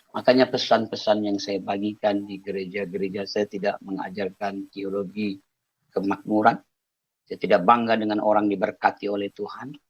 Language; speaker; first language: Indonesian; non-native, local second language; Achinese